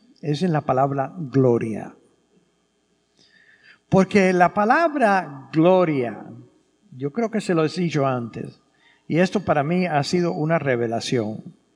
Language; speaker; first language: Spanish; early bilingual, other home language; English